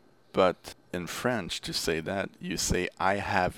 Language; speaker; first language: English; non-native, fluent; French